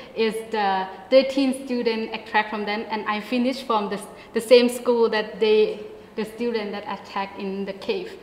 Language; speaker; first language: English; non-native, learner; Thai